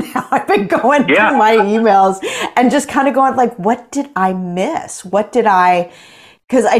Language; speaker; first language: English; native; English